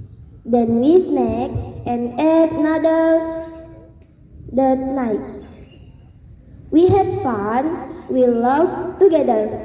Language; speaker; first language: English; non-native, learner; Indonesian